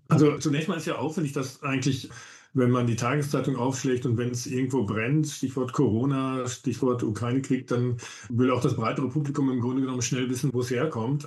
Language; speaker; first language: German; native; German